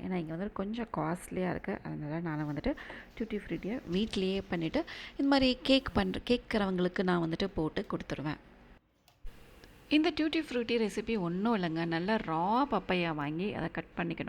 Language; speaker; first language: Tamil; native; Tamil